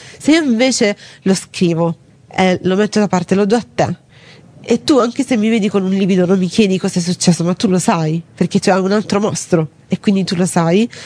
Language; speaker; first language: Italian; native; Italian